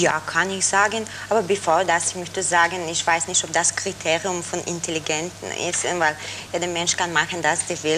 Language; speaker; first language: German; non-native, fluent; Bulgarian